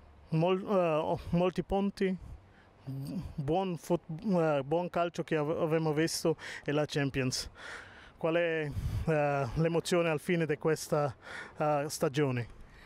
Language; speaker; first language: Italian; non-native, learner; German